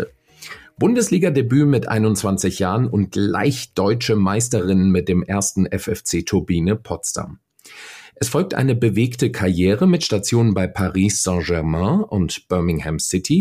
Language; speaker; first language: German; native; German